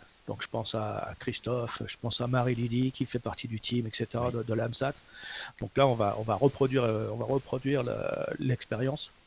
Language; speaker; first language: French; native; French